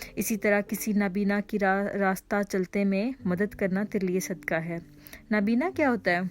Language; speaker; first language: Urdu; native; Urdu